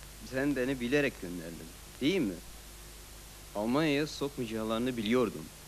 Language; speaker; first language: Turkish; early bilingual, other home language; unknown